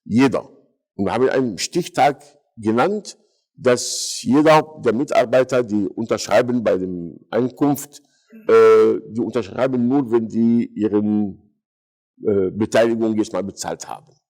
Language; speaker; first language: German; non-native, fluent; Arabic